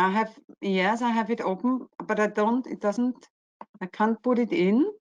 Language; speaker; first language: English; non-native, fluent; German